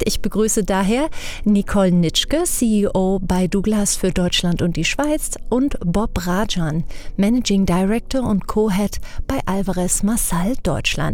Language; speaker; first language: German; native; German